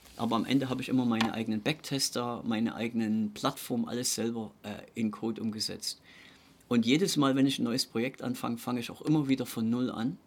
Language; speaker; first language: German; native; German